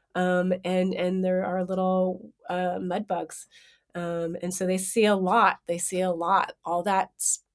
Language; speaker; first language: English; native; English